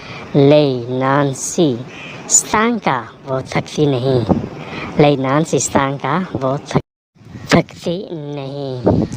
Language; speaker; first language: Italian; non-native, learner; Urdu